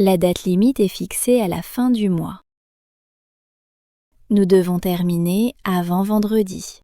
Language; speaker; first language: French; native; French